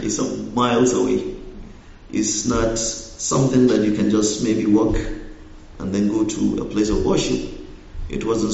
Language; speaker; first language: English; non-native, local second language; Hausa